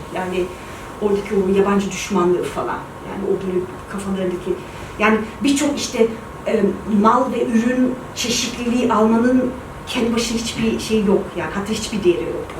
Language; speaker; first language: Turkish; early bilingual, heritage; Turkish